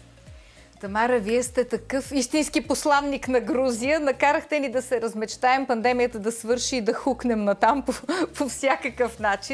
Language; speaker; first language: Bulgarian; native; Bulgarian